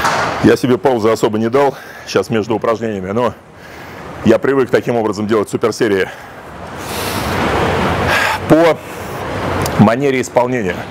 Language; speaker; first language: Russian; native; Russian